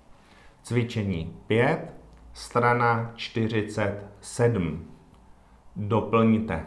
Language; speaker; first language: Czech; non-native, fluent; Vietnamese